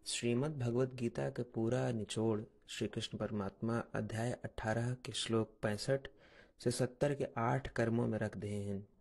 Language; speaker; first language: Hindi; native; Hindi